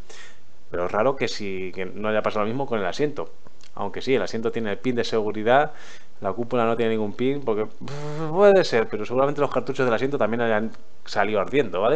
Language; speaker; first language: Spanish; native; Spanish